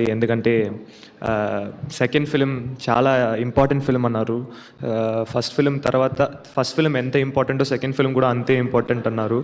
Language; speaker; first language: Telugu; non-native, learner; Tamil